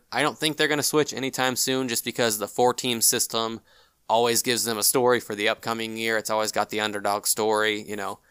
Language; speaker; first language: English; native; English